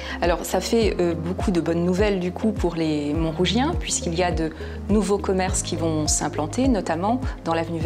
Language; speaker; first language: French; native; French